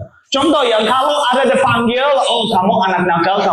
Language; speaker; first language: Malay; non-native, learner; English